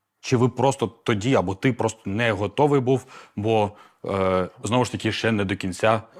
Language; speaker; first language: Ukrainian; native; Ukrainian